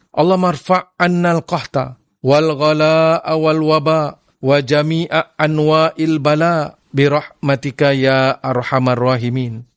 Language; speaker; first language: Arabic; non-native, fluent; Malay